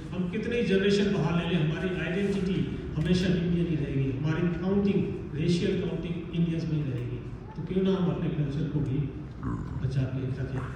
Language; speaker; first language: Hindi; native; Hindi